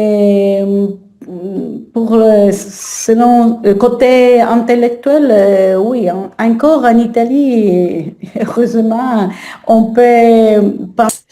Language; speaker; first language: French; non-native, fluent; Italian